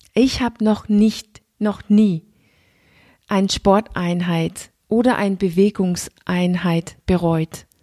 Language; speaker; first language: German; non-native, fluent; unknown